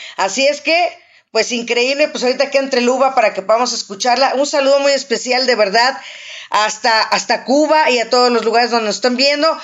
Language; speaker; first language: Spanish; native; Spanish